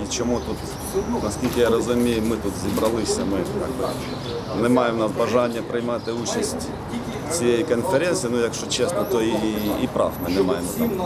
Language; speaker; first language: Ukrainian; native; Ukrainian